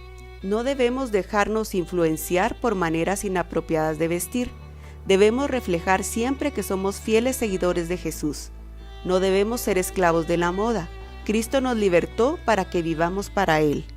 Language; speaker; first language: Spanish; native; Spanish